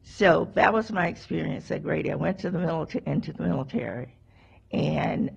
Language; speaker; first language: English; native; English